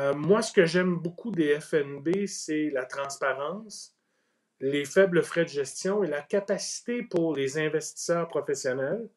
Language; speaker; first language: French; native; French